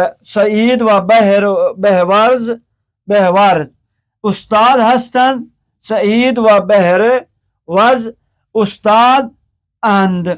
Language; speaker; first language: Persian; non-native, fluent; Urdu